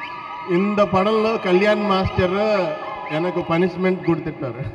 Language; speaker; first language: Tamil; non-native, learner; Telugu